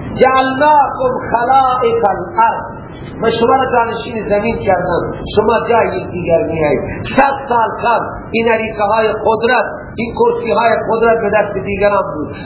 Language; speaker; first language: Persian; non-native, local second language; Baluchi